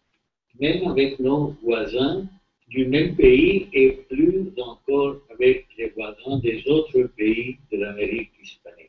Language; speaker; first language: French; non-native, fluent; Spanish